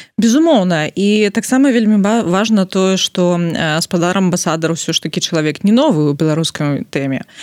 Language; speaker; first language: Belarusian; non-native, local second language; Russian